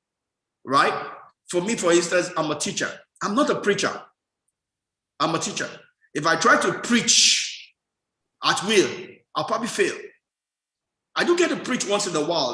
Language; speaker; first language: English; non-native, local second language; Yoruba